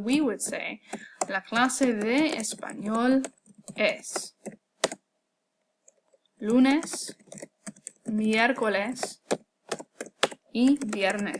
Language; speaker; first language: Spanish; non-native, fluent; English